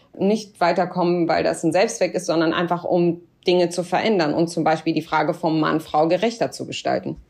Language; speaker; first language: German; early bilingual, other home language; Arabic